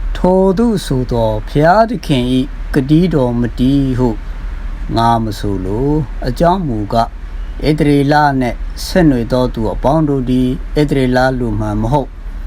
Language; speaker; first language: Burmese; non-native, local second language; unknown